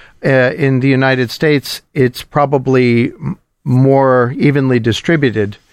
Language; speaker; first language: English; native; English